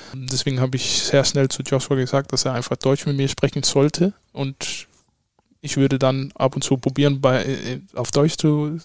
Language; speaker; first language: German; non-native, fluent; Danish